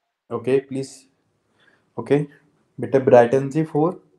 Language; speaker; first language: English; non-native, local second language; Hindi